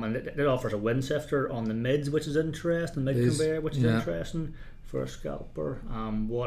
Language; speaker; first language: English; native; English